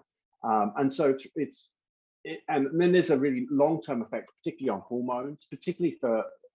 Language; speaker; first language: English; native; English